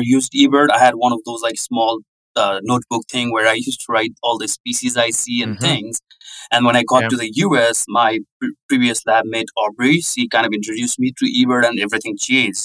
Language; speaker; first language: English; non-native, local second language; Nepali